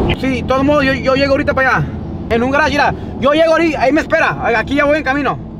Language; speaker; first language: Spanish; early bilingual, heritage; Spanish